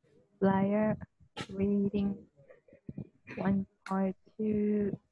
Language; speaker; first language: English; non-native, fluent; Vietnamese